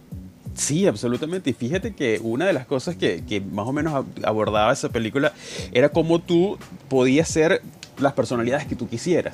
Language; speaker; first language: Spanish; native; Spanish